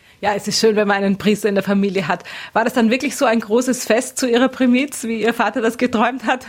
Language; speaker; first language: German; native; German